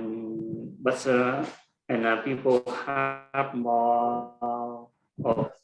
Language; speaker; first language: English; non-native, learner; Vietnamese